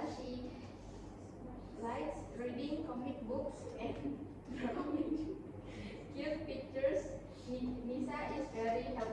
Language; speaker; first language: English; non-native, learner; Indonesian